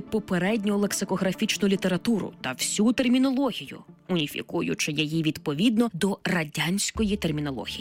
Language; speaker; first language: Ukrainian; native; Ukrainian